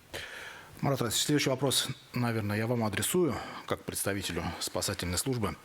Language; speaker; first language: Russian; native; Russian